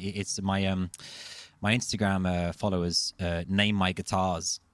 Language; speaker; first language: English; native; English